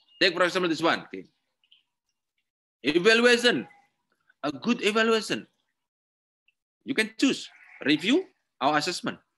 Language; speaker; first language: English; non-native, learner; Indonesian